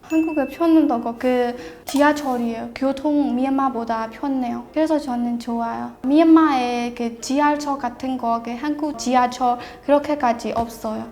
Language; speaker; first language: Korean; non-native, learner; Burmese